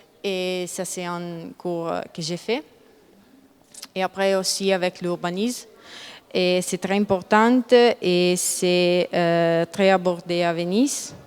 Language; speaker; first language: French; non-native, learner; Italian